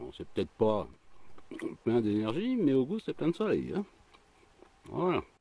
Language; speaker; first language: French; native; French